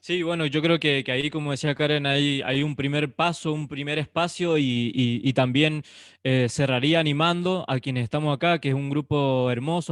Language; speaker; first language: Spanish; native; Spanish